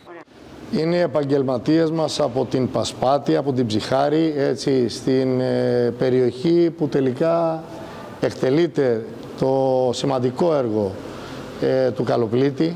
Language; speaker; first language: Greek; native; Greek